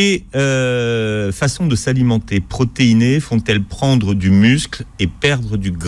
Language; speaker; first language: French; native; French